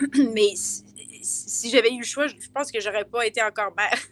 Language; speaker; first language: French; native; French